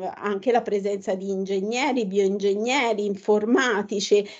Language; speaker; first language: Italian; native; Italian